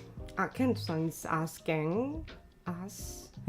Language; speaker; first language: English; non-native, learner; Japanese